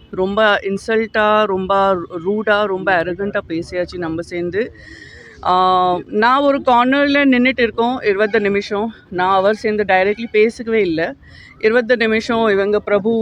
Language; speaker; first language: Tamil; non-native, fluent; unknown